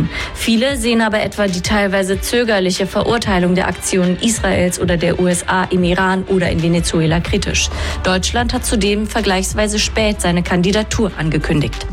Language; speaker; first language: German; native; German